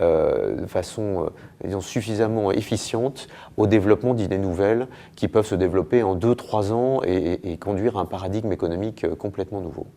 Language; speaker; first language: French; native; French